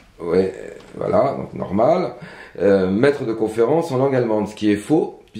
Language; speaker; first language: French; native; French